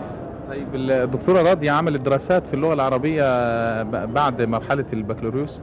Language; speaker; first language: Arabic; native; Arabic